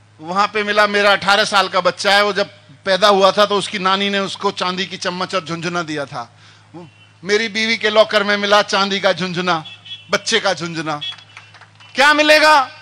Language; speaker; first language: Hindi; native; Hindi